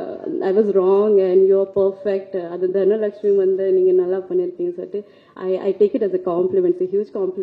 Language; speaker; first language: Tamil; non-native, learner; Marathi